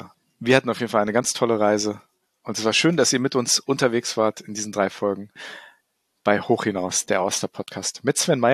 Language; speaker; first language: German; native; German